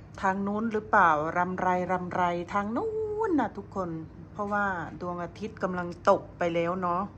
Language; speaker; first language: Thai; native; Thai